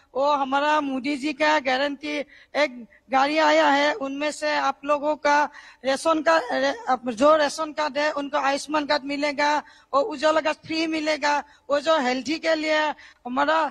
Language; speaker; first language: Hindi; non-native, local second language; Assamese